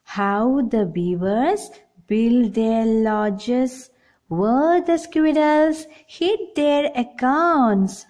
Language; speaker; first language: English; non-native, local second language; Malayalam